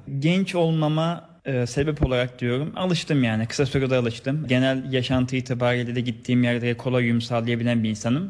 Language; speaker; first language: Turkish; native; Turkish